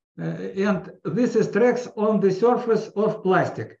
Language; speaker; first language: English; non-native, learner; Russian